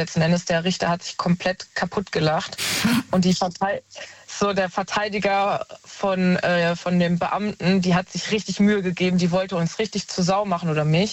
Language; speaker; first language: German; native; German